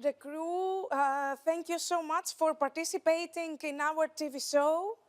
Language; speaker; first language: English; non-native, fluent; Greek